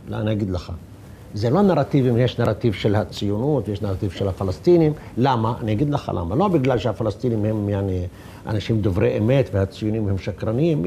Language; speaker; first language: Hebrew; non-native, local second language; Arabic